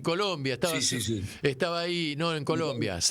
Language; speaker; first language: Spanish; native; Spanish